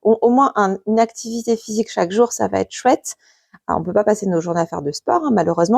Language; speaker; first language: French; native; French